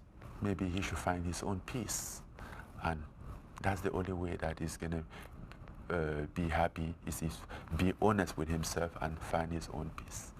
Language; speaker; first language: English; non-native, fluent; French